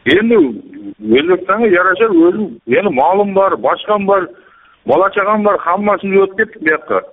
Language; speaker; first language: Uzbek; non-native, local second language; Kazakh